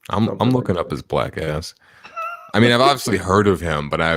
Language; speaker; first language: English; native; English